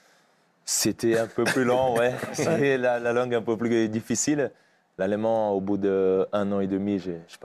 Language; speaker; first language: French; non-native, fluent; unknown